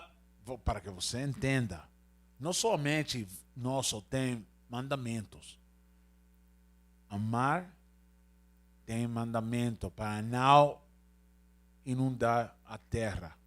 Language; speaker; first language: Portuguese; non-native, learner; Spanish